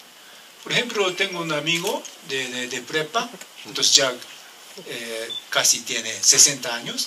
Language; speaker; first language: Spanish; non-native, learner; Japanese